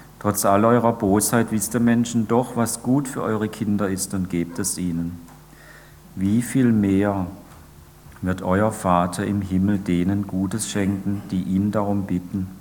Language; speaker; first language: German; native; German